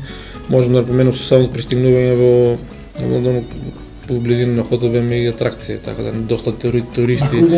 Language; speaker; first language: Macedonian; native; Macedonian